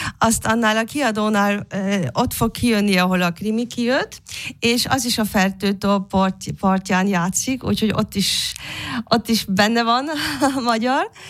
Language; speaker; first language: Hungarian; early bilingual, heritage; Hungarian